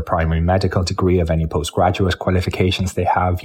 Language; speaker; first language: English; non-native, local second language; Lithuanian